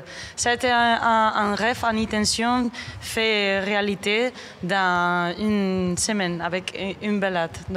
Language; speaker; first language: French; non-native, learner; Spanish